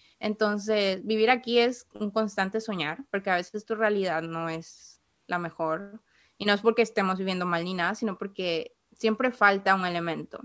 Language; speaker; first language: Spanish; native; Spanish